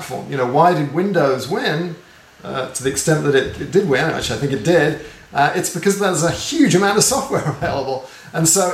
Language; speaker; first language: English; native; English